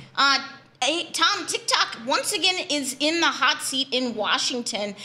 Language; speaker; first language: English; native; English